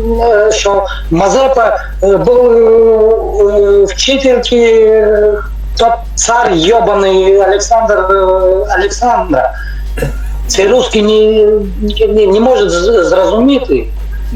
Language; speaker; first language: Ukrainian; non-native, learner; Tajik